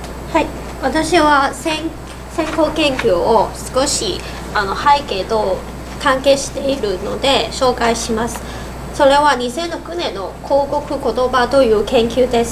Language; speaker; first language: Japanese; non-native, learner; Cantonese